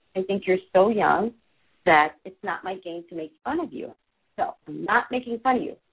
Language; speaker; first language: English; native; English